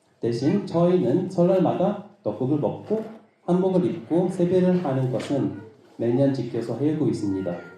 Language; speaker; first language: Korean; non-native, fluent; English